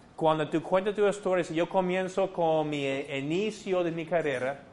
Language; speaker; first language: Spanish; non-native, fluent; English